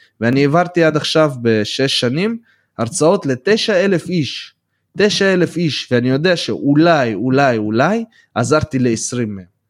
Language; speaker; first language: Hebrew; early bilingual, other home language; Russian